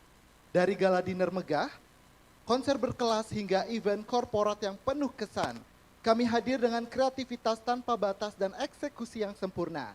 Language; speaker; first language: Indonesian; native; Indonesian